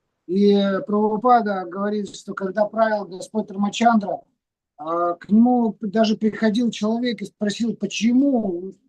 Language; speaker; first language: Russian; native; Russian